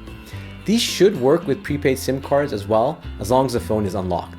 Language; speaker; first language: English; native; English